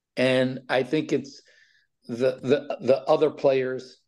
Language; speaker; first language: English; native; English